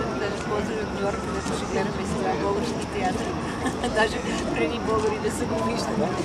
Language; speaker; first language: Bulgarian; non-native, fluent; English